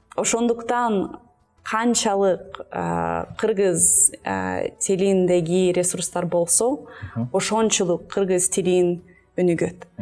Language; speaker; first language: Kyrgyz; non-native, learner; English